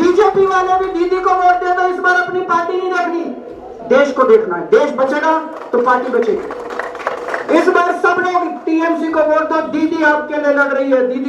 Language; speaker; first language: Hindi; native; Hindi